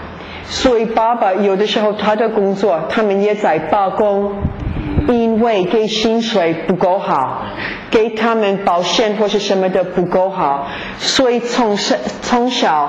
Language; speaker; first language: Chinese; non-native, fluent; English